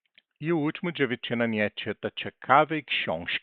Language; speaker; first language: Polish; non-native, learner; Portuguese